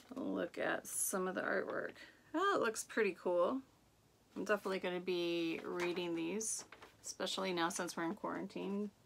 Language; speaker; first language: English; native; English